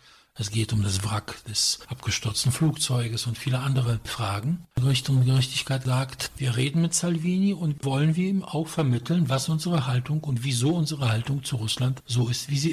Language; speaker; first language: German; non-native, fluent; Polish